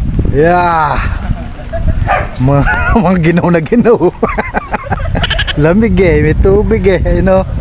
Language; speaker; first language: Filipino; native; Filipino